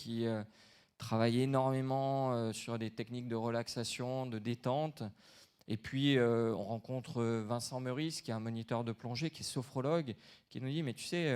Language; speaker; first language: French; native; French